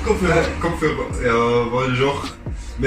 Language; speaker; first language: German; non-native, local second language; Luxembourgish